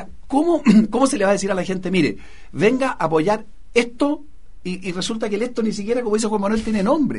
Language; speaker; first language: Spanish; native; Spanish